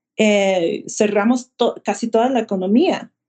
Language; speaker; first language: Spanish; early bilingual, heritage; Spanish